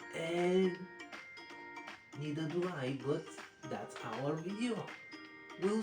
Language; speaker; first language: English; non-native, learner; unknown